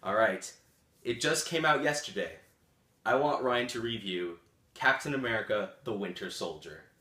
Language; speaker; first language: English; native; English